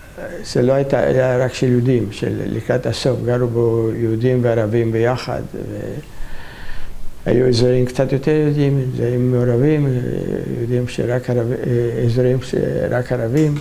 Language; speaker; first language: Hebrew; non-native, fluent; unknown